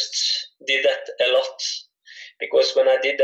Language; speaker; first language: English; non-native, fluent; Swedish